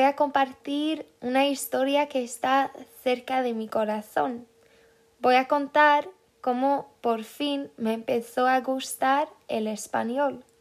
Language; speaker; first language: Spanish; non-native, fluent; Swedish